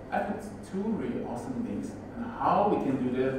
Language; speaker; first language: English; non-native, fluent; Persian